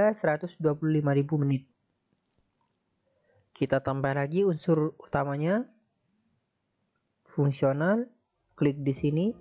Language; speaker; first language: Indonesian; native; Indonesian